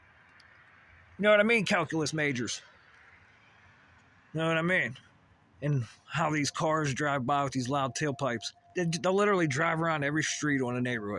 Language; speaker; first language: English; native; English